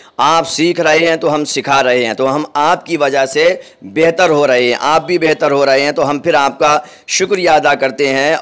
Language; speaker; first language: Urdu; native; Urdu